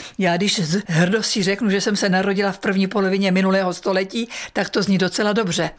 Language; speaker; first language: Czech; native; Czech